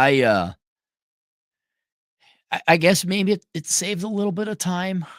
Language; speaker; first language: English; native; English